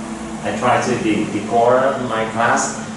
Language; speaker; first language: English; non-native, learner; Vietnamese